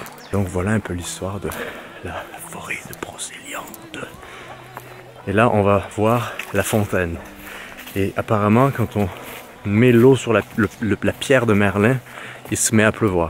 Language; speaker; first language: French; native; French